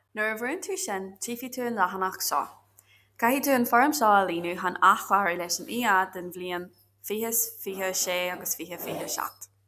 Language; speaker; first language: Irish; native; Irish